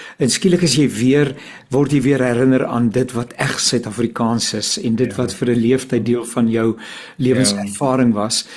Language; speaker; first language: Afrikaans; native; Afrikaans